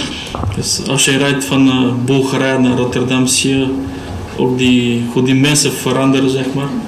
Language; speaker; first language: Dutch; non-native, learner; Bulgarian